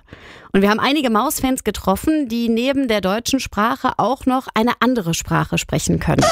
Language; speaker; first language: German; native; German